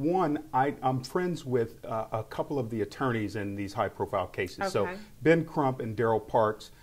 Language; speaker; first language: English; native; English